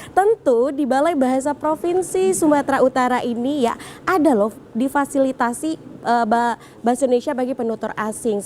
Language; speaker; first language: Indonesian; native; Indonesian